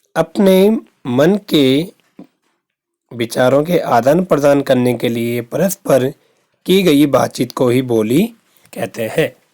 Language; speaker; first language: Hindi; non-native, local second language; Garhwali